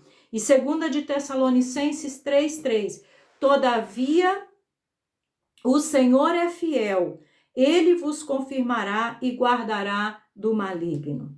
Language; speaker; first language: Portuguese; native; Portuguese